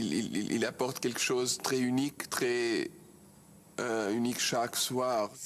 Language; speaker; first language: French; non-native, local second language; German